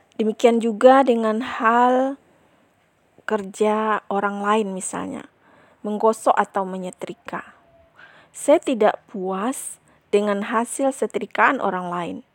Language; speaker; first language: Indonesian; non-native, local second language; Minangkabau